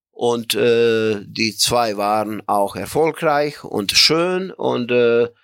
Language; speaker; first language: German; non-native, fluent; Croatian